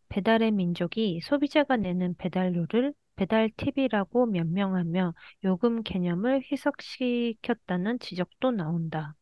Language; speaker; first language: Korean; early bilingual, heritage; Korean